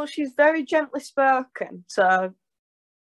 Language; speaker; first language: English; native; English